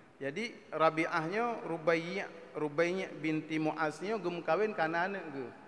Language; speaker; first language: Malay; non-native, local second language; Achinese